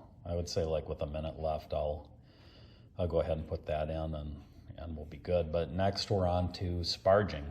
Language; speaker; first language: English; native; English